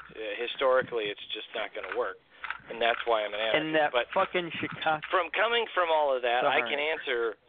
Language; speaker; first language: English; native; English